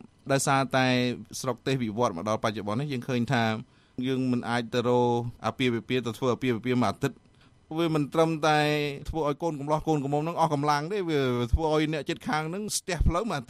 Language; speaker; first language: Khmer; native; Khmer